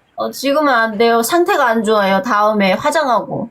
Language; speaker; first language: Korean; native; Korean